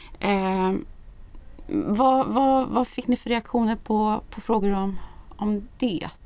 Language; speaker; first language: Swedish; native; Swedish